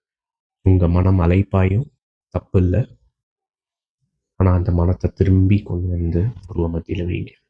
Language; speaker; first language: Tamil; native; Tamil